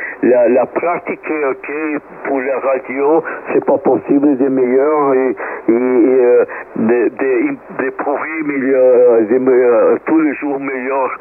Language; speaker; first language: French; non-native, learner; Portuguese